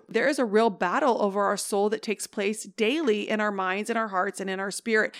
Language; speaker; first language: English; native; English